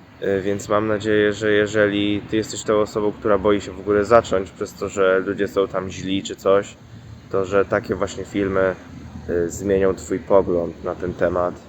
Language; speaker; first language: Polish; native; Polish